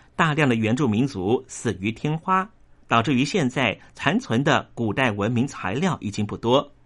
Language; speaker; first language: Chinese; non-native, local second language; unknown